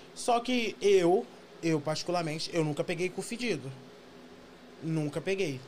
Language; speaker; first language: Portuguese; native; Portuguese